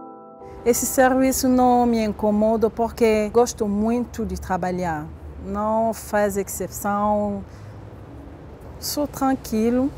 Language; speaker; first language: Portuguese; non-native, learner; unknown